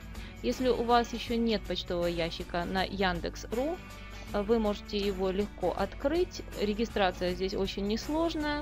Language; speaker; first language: Russian; native; Russian